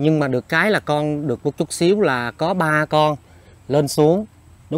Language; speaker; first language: Vietnamese; native; Vietnamese